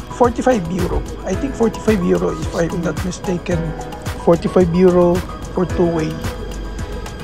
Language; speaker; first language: English; non-native, local second language; Filipino